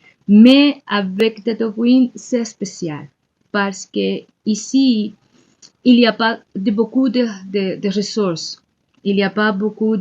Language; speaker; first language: French; non-native, learner; Spanish